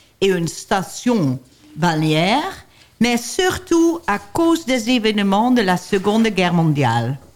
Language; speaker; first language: French; non-native, learner; Dutch